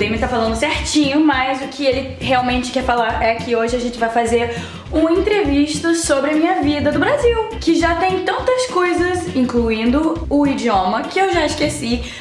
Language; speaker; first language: Portuguese; early bilingual, heritage; Portuguese